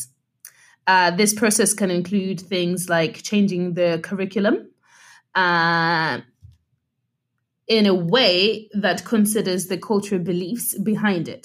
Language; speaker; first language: English; non-native, local second language; Nyanja